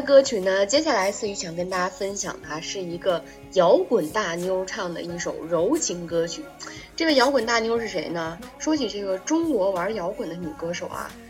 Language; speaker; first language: Chinese; native; Chinese